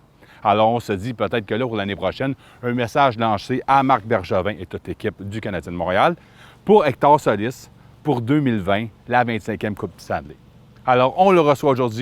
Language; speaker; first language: French; native; French